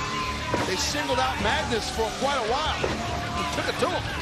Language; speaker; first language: English; native; English